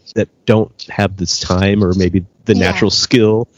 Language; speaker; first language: English; native; English